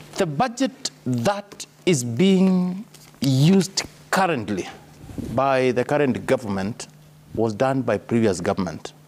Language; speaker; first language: English; non-native, local second language; Kamba